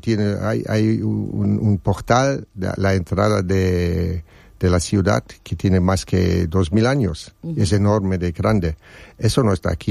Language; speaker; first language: Spanish; non-native, fluent; German